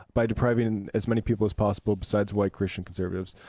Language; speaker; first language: English; native; English